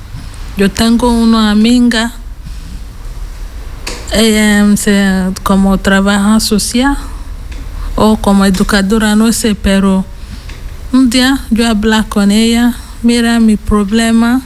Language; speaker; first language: Spanish; non-native, learner; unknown